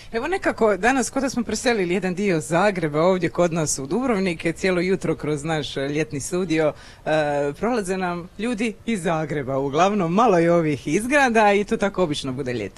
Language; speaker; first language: Croatian; native; Croatian